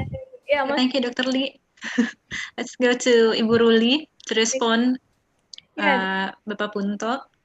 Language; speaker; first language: English; non-native, fluent; Indonesian